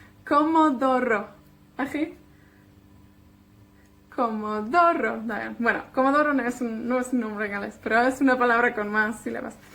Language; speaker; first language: Spanish; non-native, fluent; Welsh